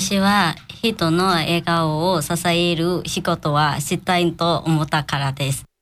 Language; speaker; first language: Japanese; non-native, learner; Burmese